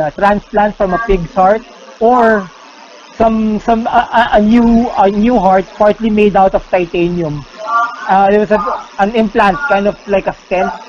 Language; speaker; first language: English; non-native, local second language; Filipino